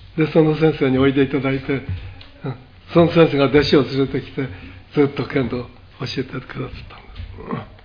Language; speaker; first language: Japanese; native; Japanese